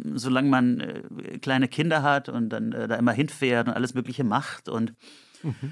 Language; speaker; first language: German; native; German